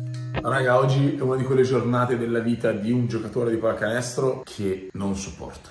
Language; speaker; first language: Italian; native; Italian